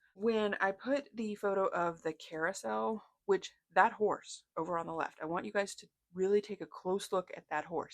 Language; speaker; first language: English; native; English